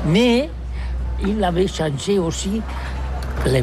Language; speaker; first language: French; non-native, learner; Catalan